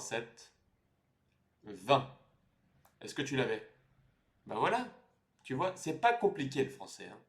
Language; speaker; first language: French; native; French